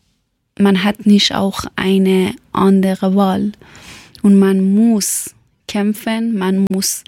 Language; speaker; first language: German; non-native, learner; Persian